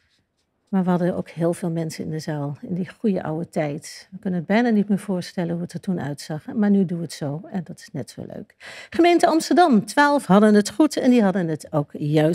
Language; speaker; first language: Dutch; native; Dutch